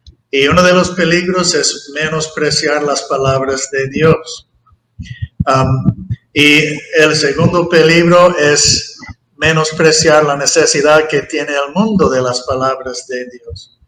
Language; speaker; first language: Spanish; non-native, fluent; English